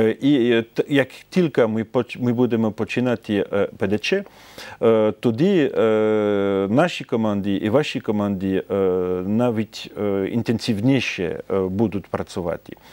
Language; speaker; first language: Ukrainian; non-native, fluent; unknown